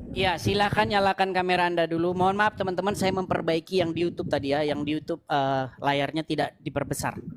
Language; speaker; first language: Indonesian; native; Indonesian